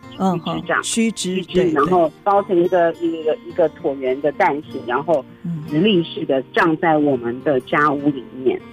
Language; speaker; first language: Chinese; native; Chinese